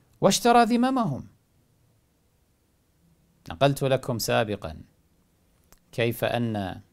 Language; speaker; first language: Arabic; native; Arabic